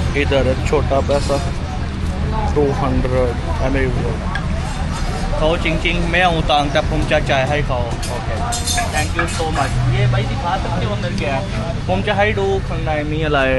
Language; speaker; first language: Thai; non-native, fluent; Urdu